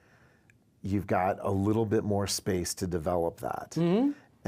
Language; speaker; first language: English; native; English